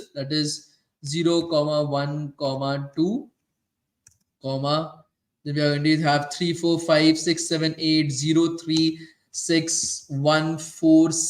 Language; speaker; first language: English; non-native, local second language; Hindi